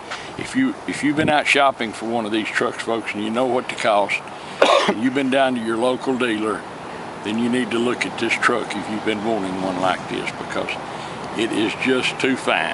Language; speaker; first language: English; native; English